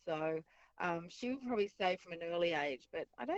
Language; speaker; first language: English; native; English